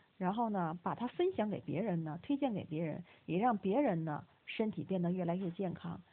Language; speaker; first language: Chinese; native; Chinese